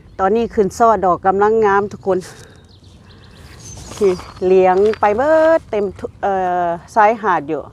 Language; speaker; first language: Thai; non-native, local second language; Lao